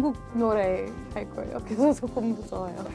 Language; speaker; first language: Korean; non-native, learner; English